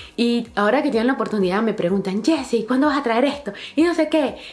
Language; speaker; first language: Spanish; native; Spanish